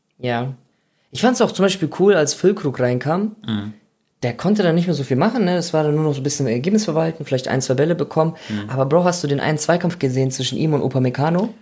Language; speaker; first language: German; native; German